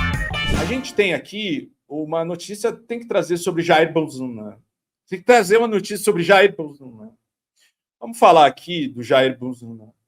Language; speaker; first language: Portuguese; native; Portuguese